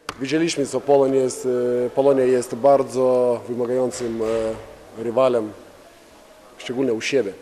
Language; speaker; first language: Polish; non-native, fluent; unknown